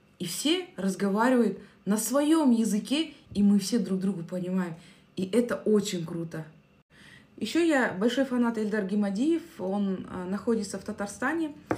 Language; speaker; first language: Russian; non-native, local second language; Kazakh